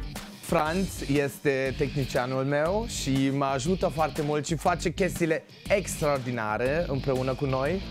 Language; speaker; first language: Romanian; non-native, local second language; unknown